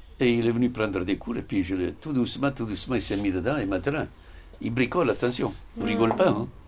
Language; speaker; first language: French; non-native, fluent; Italian